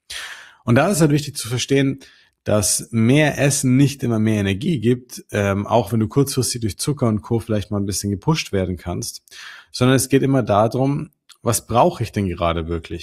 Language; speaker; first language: German; native; German